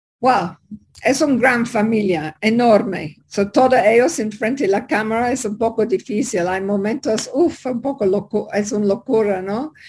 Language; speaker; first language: Spanish; non-native, learner; English